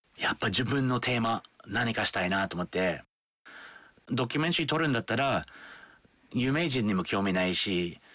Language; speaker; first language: Japanese; non-native, fluent; English